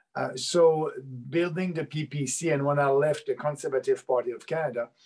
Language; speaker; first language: English; native; English